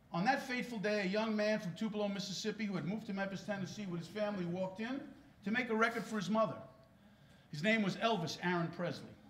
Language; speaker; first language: English; native; English